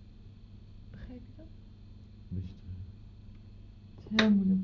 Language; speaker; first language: Dutch; native; Dutch